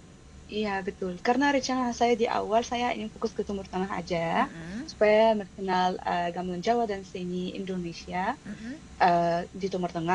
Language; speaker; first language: Indonesian; non-native, fluent; Arabic